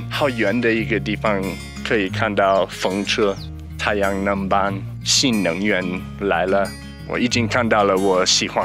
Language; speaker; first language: Chinese; non-native, learner; English